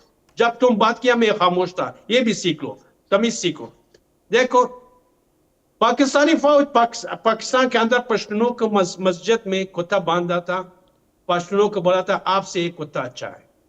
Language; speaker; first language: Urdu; non-native, learner; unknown